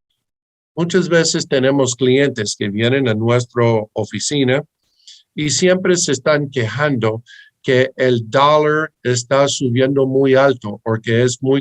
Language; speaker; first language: Spanish; early bilingual, heritage; English